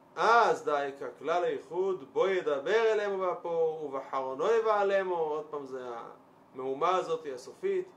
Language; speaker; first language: Hebrew; native; Hebrew